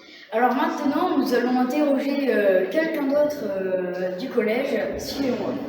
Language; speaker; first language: French; native; French